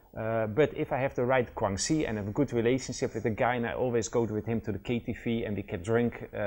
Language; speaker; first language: English; non-native, fluent; Dutch